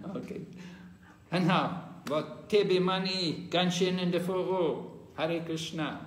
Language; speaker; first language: Chinese; non-native, fluent; English